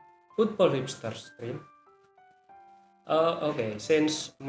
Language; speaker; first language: English; non-native, learner; Indonesian